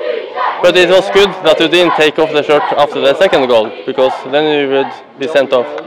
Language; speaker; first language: English; non-native, fluent; Norwegian